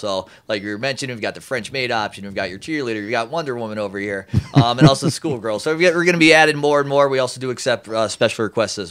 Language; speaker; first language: English; native; English